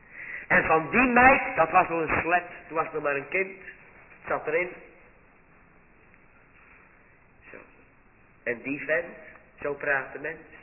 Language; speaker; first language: Dutch; native; Dutch